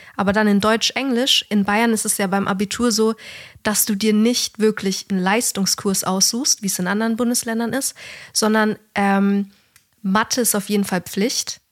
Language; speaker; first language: German; native; German